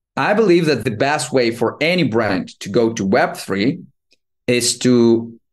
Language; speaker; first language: English; non-native, fluent; Ukrainian